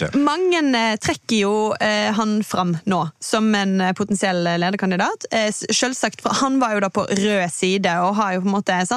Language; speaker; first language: Norwegian; native; Norwegian